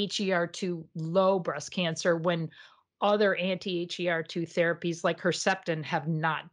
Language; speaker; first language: English; native; English